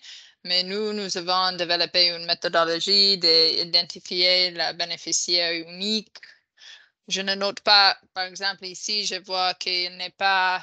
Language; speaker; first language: French; non-native, fluent; English